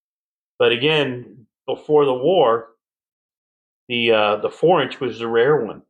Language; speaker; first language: English; native; English